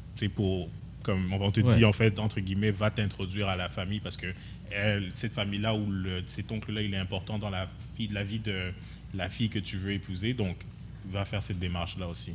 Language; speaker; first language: French; early bilingual, other home language; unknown